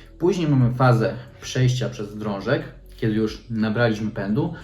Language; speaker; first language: Polish; native; Polish